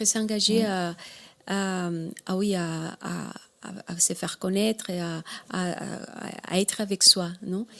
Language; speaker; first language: French; non-native, learner; Spanish